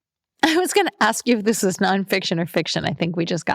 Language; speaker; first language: English; native; English